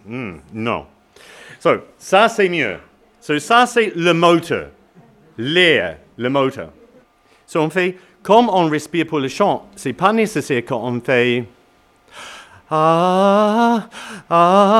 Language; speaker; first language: French; non-native, learner; English